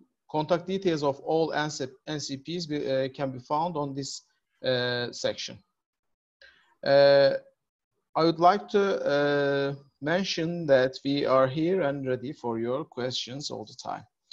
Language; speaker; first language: English; non-native, fluent; Turkish